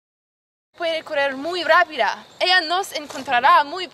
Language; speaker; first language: Spanish; non-native, learner; English